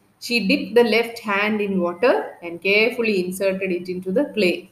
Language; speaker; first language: English; non-native, local second language; Malayalam